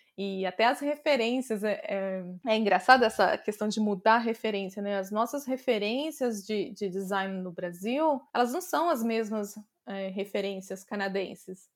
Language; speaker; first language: Portuguese; native; Portuguese